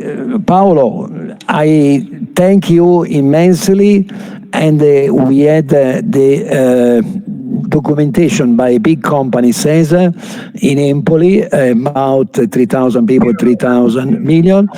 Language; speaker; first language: English; non-native, fluent; Italian